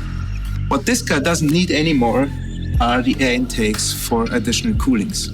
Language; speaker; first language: English; non-native, fluent; German